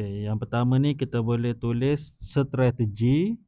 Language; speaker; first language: Malay; native; Malay